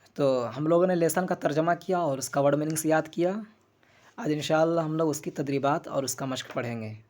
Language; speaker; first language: Urdu; native; Urdu